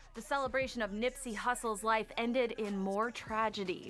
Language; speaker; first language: Swedish; native; Swedish